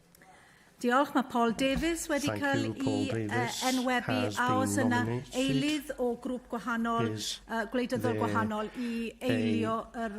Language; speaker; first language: Welsh; native; Welsh